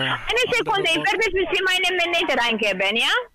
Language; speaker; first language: German; non-native, learner; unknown